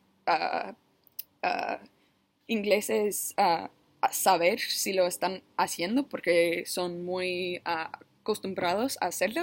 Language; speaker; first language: Spanish; non-native, learner; English